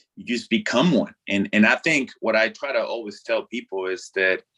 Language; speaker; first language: English; non-native, fluent; Spanish